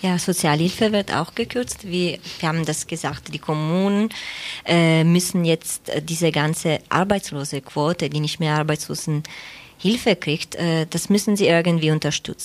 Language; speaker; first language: German; non-native, fluent; Italian